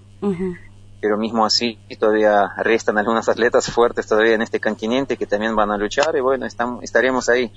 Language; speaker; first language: Spanish; non-native, fluent; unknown